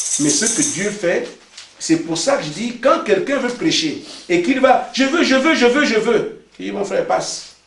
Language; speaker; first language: French; non-native, local second language; Basaa